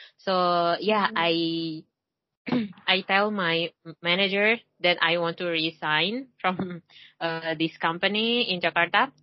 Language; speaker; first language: English; non-native, learner; Indonesian